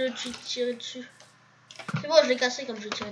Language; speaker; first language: French; native; French